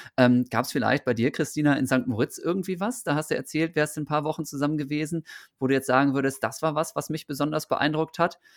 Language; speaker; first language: German; native; German